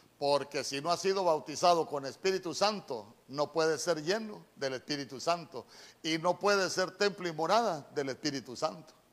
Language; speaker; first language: Spanish; native; Spanish